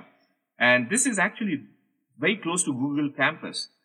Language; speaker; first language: English; non-native, local second language; Hindi